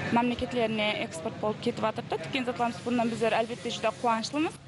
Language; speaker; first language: Uzbek; non-native, local second language; Kara-Kalpak